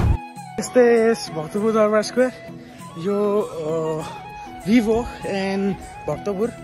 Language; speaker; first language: Spanish; non-native, learner; Nepali